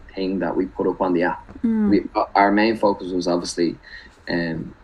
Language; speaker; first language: English; native; English